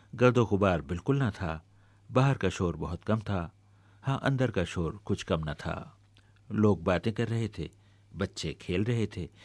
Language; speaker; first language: Urdu; native; Urdu